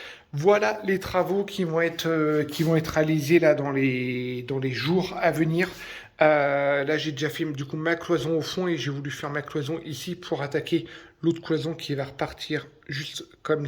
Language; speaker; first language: French; native; French